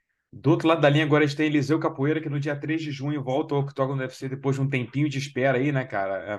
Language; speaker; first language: Portuguese; native; Portuguese